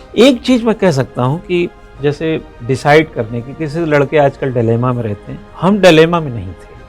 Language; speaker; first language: Hindi; native; Hindi